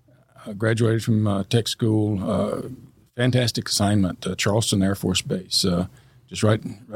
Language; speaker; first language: English; native; English